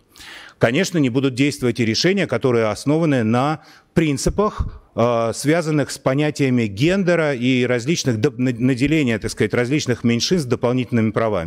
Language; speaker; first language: Russian; native; Russian